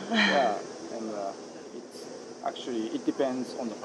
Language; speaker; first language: English; non-native, fluent; Japanese